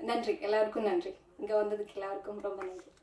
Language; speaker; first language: Tamil; non-native, learner; Malayalam